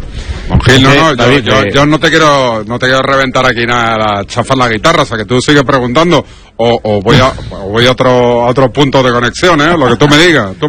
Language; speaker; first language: Spanish; native; Spanish